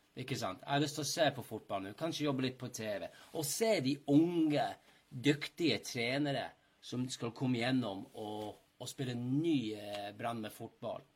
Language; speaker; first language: Norwegian; non-native, fluent; English